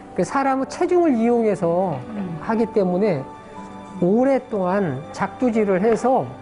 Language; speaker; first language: Korean; native; Korean